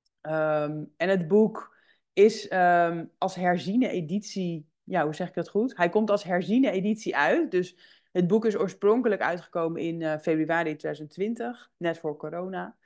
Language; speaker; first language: Dutch; native; Dutch